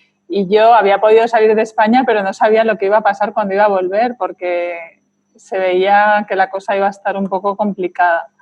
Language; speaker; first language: Spanish; native; Spanish